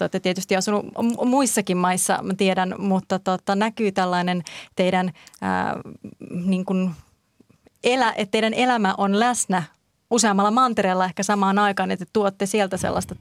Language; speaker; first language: Finnish; native; Finnish